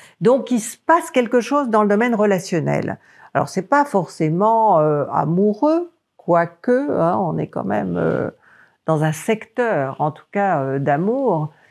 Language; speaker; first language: French; native; French